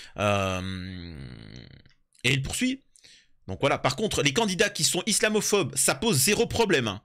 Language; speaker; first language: French; native; French